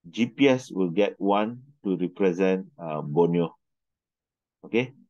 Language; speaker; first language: English; non-native, local second language; Malay